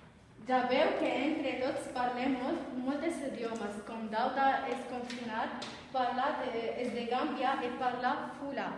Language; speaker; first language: Catalan; non-native, learner; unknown